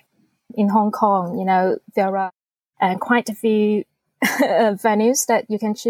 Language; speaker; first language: English; non-native, fluent; Chinese